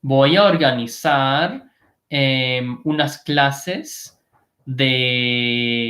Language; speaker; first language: Spanish; non-native, fluent; English